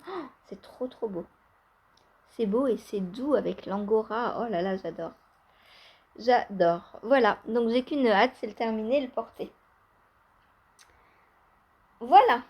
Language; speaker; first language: French; native; French